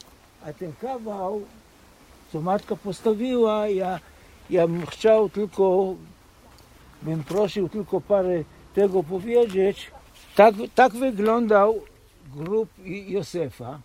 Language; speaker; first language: Polish; early bilingual, heritage; Polish